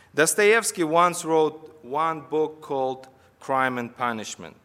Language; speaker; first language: English; non-native, fluent; Russian